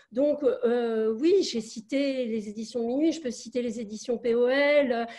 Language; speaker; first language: French; native; French